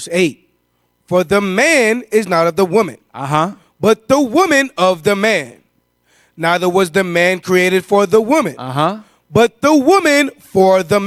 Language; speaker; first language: English; native; English